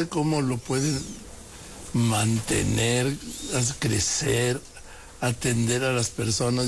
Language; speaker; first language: Spanish; native; Spanish